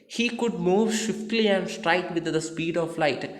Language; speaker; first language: English; non-native, local second language; Malayalam